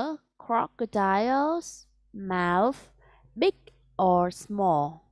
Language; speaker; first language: English; non-native, fluent; Vietnamese